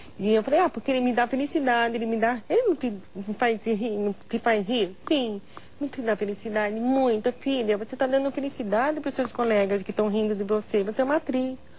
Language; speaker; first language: Portuguese; non-native, local second language; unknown